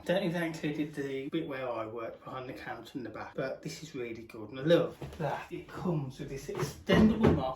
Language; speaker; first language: English; native; English